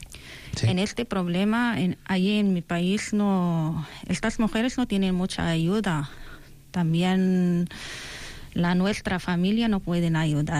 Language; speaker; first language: Spanish; non-native, learner; Arabic